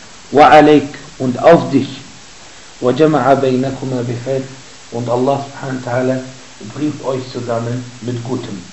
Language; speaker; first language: German; non-native, fluent; Arabic